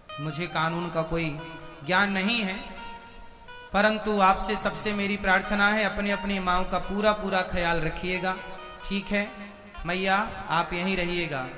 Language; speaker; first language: Hindi; native; Hindi